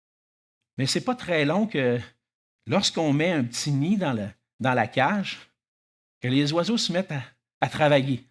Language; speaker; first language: French; native; French